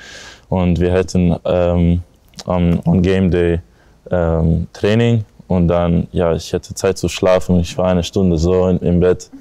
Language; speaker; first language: German; non-native, learner; English